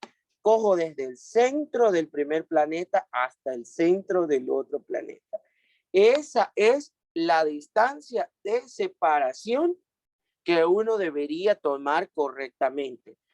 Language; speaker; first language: Spanish; native; Spanish